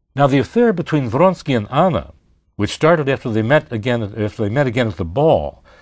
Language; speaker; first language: English; native; English